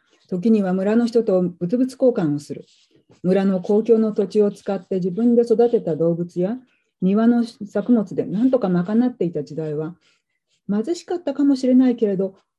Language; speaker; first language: Japanese; native; Japanese